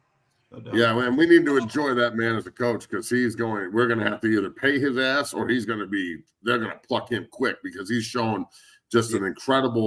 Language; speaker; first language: English; native; English